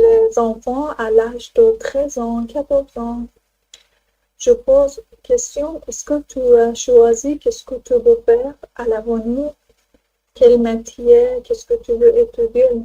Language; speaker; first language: French; non-native, learner; Persian